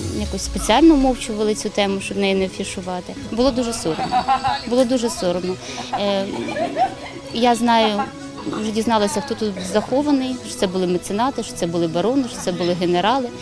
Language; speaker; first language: Ukrainian; native; Ukrainian